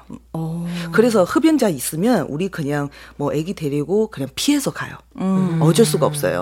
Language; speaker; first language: Korean; non-native, fluent; Chinese